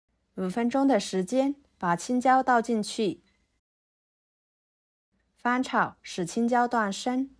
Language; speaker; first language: Chinese; native; Chinese